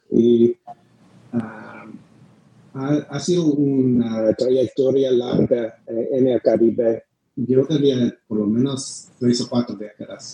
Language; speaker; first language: Spanish; non-native, fluent; English